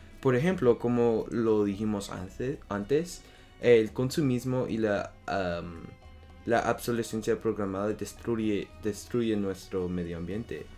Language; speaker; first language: Spanish; non-native, learner; French